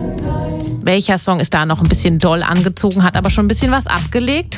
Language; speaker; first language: German; native; German